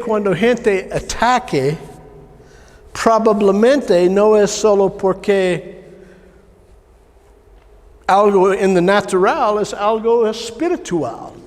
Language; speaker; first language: Spanish; non-native, learner; English